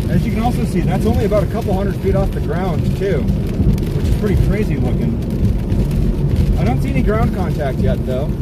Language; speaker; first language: English; native; English